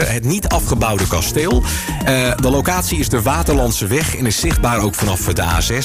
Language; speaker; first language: Dutch; native; Dutch